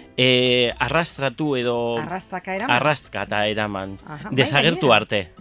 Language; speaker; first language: Basque; non-native, local second language; Spanish